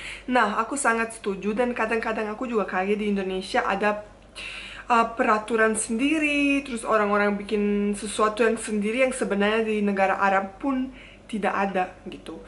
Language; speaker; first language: Indonesian; non-native, fluent; Bosnian